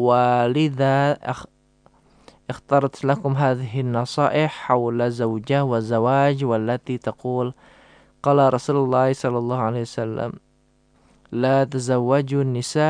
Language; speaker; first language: Arabic; non-native, fluent; Indonesian